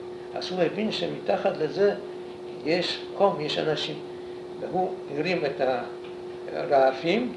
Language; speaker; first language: Hebrew; non-native, fluent; Polish